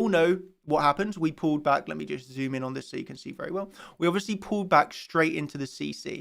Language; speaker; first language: English; native; English